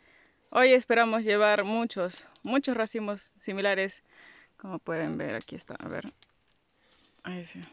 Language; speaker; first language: Spanish; native; Spanish